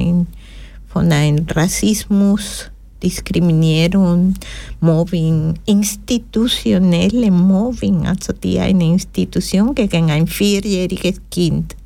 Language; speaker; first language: German; non-native, fluent; Spanish